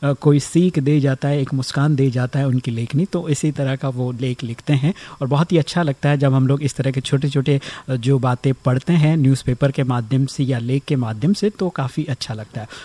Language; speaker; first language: Hindi; native; Hindi